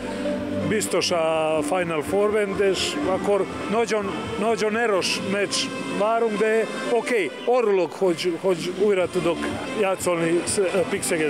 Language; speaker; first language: Hungarian; non-native, learner; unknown